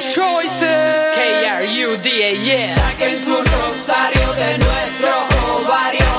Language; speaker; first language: German; non-native, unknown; Spanish